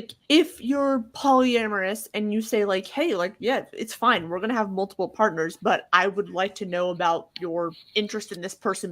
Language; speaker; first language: English; native; English